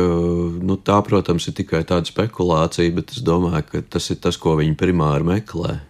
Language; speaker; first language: Latvian; native; Latvian